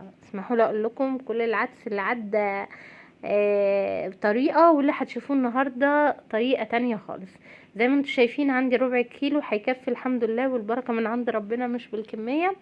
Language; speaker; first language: Arabic; native; Arabic